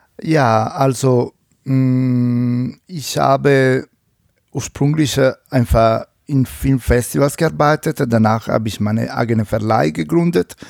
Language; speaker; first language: German; non-native, fluent; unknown